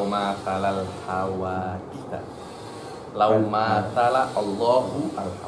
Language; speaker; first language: Arabic; non-native, fluent; Indonesian